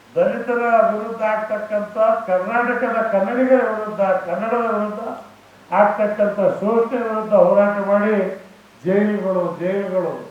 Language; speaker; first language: Kannada; native; Kannada